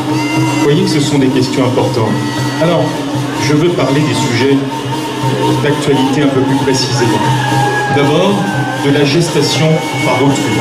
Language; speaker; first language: French; native; French